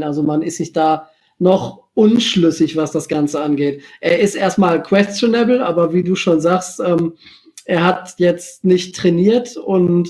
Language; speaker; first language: German; native; German